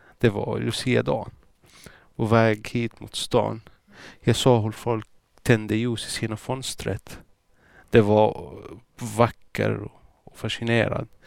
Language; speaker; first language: Swedish; non-native, fluent; Arabic